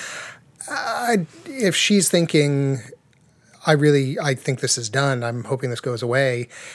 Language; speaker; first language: English; native; English